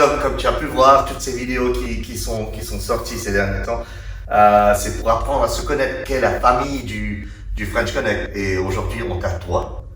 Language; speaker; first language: French; native; French